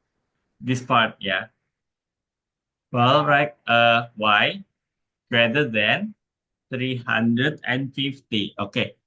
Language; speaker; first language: English; non-native, learner; Indonesian